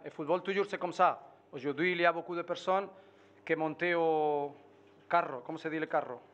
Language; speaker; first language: French; non-native, fluent; Spanish